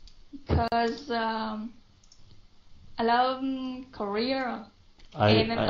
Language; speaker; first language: English; non-native, learner; Vietnamese